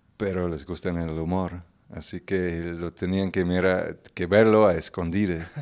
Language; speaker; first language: Spanish; non-native, fluent; English